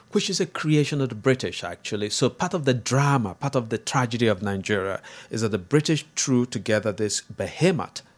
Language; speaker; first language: English; non-native, local second language; Igbo